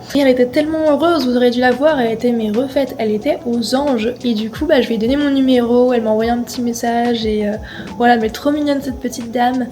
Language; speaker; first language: French; native; French